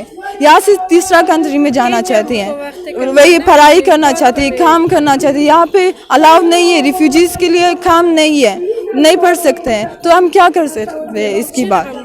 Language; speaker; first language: Hindi; non-native, fluent; Persian